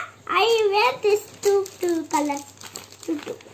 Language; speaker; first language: English; non-native, learner; Kannada